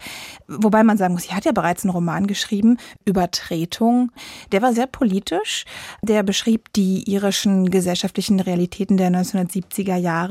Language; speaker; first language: German; native; German